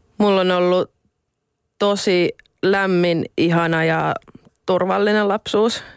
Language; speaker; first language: Finnish; non-native, local second language; Swedish